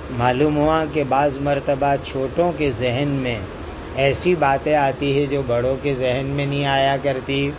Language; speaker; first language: Urdu; non-native, local second language; Gujarati